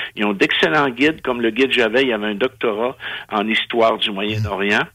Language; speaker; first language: French; native; French